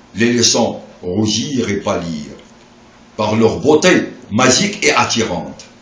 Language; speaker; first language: French; non-native, local second language; Arabic